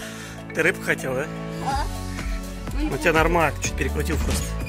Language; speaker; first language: Russian; native; Russian